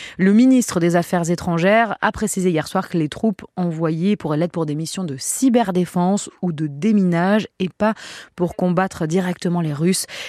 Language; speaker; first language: French; native; French